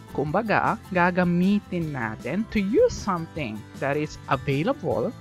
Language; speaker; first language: English; non-native, local second language; Filipino